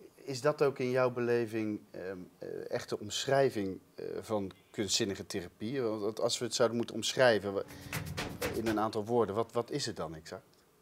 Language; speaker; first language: Dutch; native; Dutch